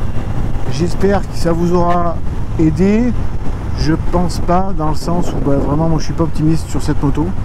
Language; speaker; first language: French; native; French